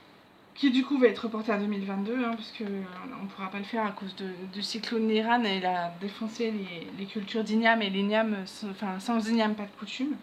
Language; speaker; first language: French; native; French